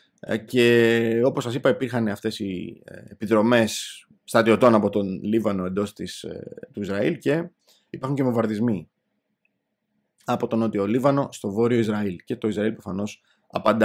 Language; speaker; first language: Greek; native; Greek